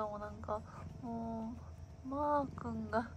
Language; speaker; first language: Japanese; native; Japanese